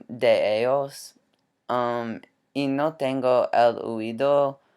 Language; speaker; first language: Spanish; non-native, learner; English